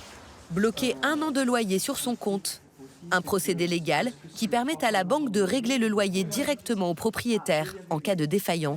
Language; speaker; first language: French; native; French